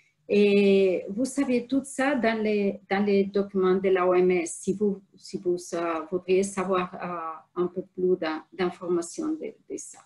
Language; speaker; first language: French; non-native, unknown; Spanish